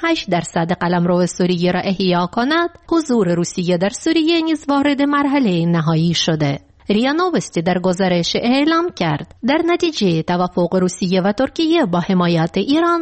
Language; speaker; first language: Persian; native; Persian